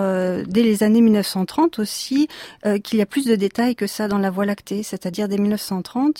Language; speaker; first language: French; native; French